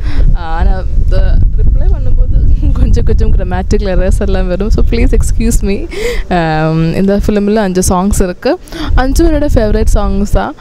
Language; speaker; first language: Tamil; non-native, learner; Malayalam